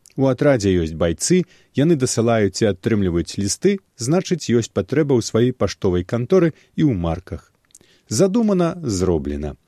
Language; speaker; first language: Belarusian; native; Belarusian